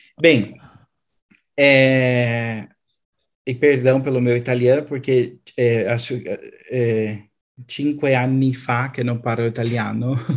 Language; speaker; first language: Portuguese; native; Portuguese